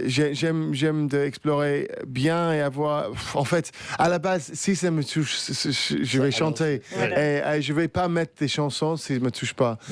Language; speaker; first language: French; non-native, fluent; English